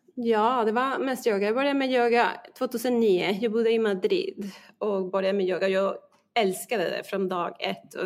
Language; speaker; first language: Swedish; non-native, fluent; Spanish